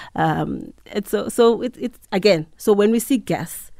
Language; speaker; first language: English; non-native, local second language; Xhosa